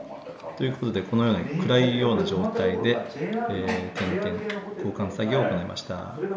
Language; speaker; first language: Japanese; native; Japanese